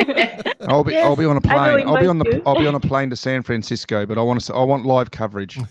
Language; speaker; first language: English; native; English